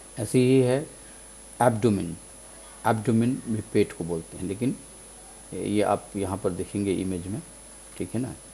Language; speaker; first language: Urdu; native; Urdu